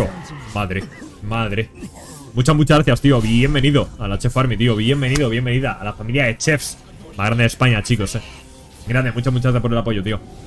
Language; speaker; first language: Spanish; native; Spanish